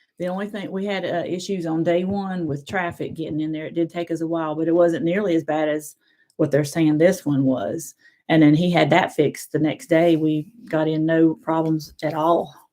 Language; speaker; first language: English; native; English